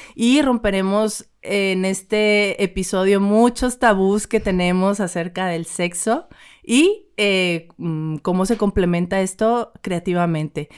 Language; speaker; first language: Spanish; native; Spanish